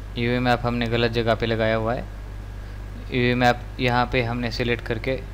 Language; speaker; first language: Hindi; non-native, local second language; Marathi